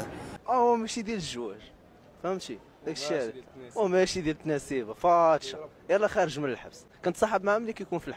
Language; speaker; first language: Arabic; native; Arabic